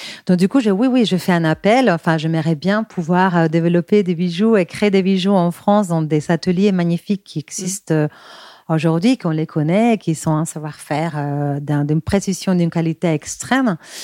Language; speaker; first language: French; non-native, fluent; Spanish